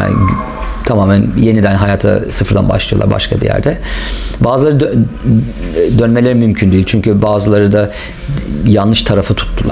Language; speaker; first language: Turkish; non-native, local second language; English